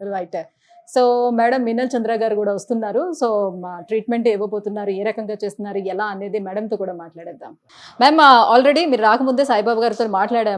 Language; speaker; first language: Telugu; native; Telugu